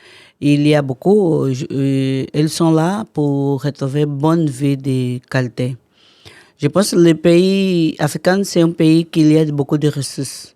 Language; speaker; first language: French; non-native, learner; Portuguese